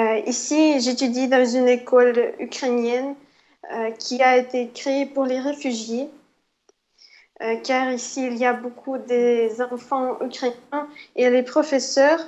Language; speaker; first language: French; non-native, fluent; Ukrainian